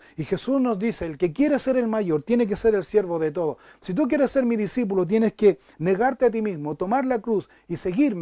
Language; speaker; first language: Spanish; native; Spanish